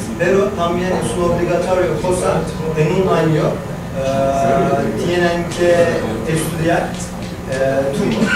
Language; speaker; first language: Spanish; non-native, learner; Turkish